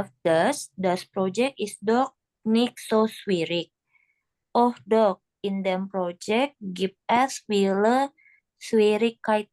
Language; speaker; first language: German; non-native, learner; Indonesian